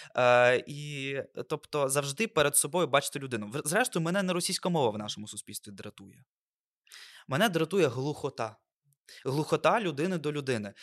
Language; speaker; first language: Ukrainian; non-native, local second language; Russian